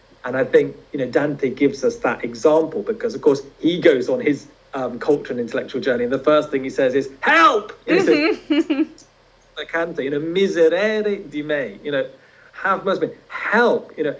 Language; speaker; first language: English; native; English